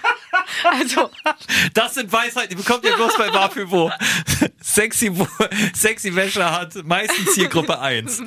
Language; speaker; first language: German; native; German